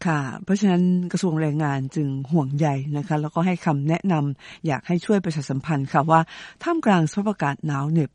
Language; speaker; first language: Thai; native; Thai